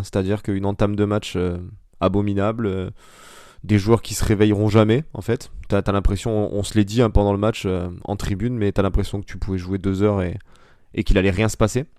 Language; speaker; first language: French; native; French